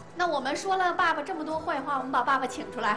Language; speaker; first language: Chinese; native; Chinese